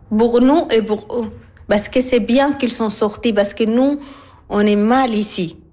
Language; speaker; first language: French; non-native, learner; Arabic